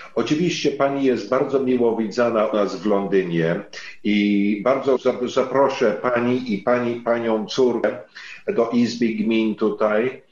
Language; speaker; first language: Polish; non-native, learner; English